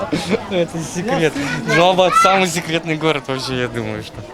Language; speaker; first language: Russian; native; Russian